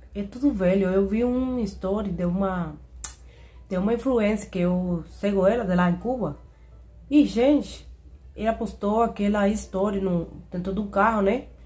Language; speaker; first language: Portuguese; non-native, fluent; Spanish